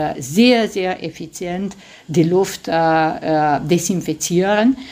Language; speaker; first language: German; non-native, fluent; Romanian